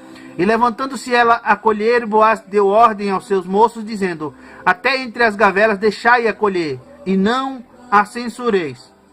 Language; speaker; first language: Portuguese; native; Portuguese